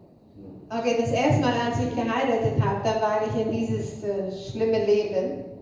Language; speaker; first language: German; non-native, fluent; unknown